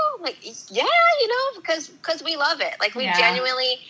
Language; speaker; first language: English; native; English